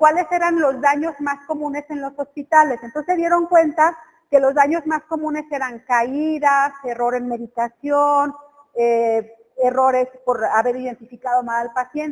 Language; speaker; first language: Spanish; native; Spanish